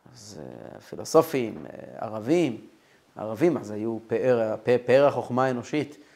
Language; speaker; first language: Hebrew; non-native, fluent; Russian